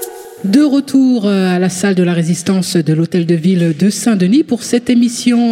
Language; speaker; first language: French; native; French